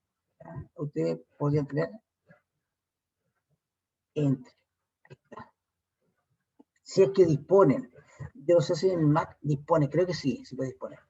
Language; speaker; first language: Spanish; native; Spanish